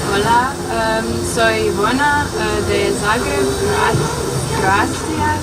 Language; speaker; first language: Spanish; non-native, learner; Croatian